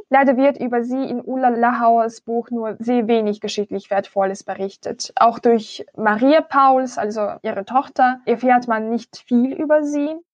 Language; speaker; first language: German; non-native, fluent; Russian